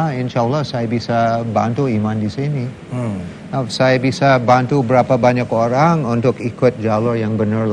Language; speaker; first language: Indonesian; non-native, learner; English